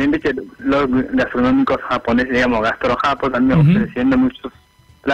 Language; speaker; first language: Spanish; non-native, fluent; Japanese